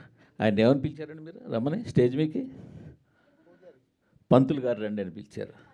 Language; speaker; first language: Telugu; native; Telugu